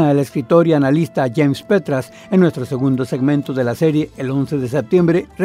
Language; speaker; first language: Spanish; native; Spanish